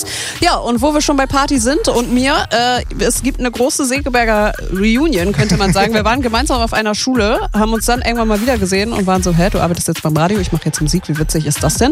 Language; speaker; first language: German; native; German